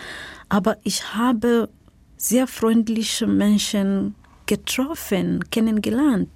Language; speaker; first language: German; non-native, fluent; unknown